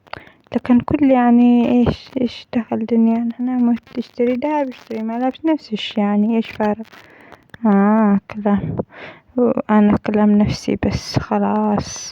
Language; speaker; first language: Arabic; non-native, learner; Amharic